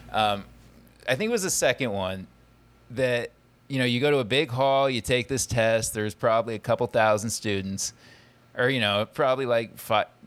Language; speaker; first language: English; native; English